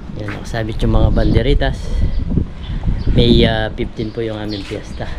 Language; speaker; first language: Filipino; non-native, local second language; Pampanga